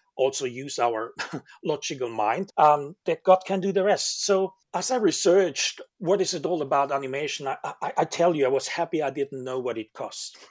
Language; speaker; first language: English; non-native, fluent; German